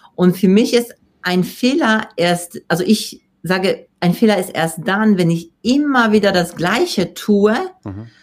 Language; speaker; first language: German; non-native, fluent; Polish